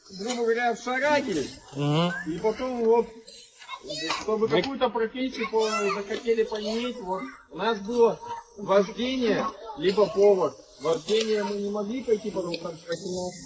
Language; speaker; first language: Russian; native; Russian